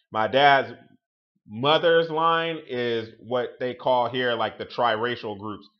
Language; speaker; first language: English; native; English